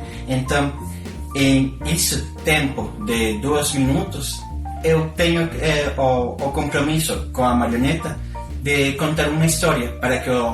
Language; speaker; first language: Portuguese; non-native, learner; Spanish